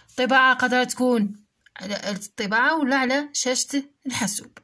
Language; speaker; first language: French; non-native, local second language; Arabic